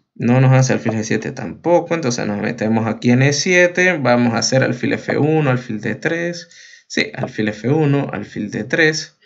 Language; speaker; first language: Spanish; native; Spanish